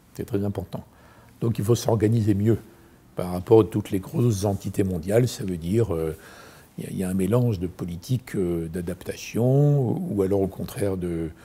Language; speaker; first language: French; native; French